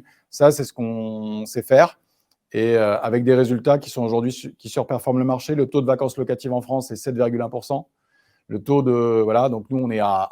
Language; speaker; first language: French; native; French